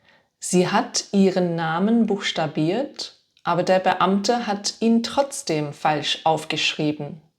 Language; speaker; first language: German; non-native, fluent; English